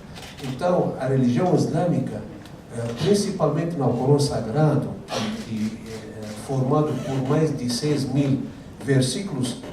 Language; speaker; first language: Portuguese; non-native, fluent; Arabic